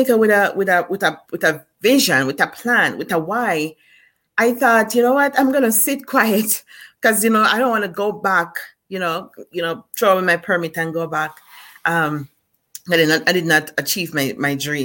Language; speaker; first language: English; non-native, local second language; Jamaican Creole English